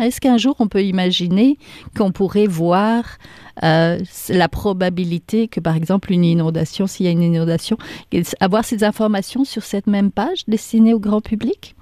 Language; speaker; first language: French; native; French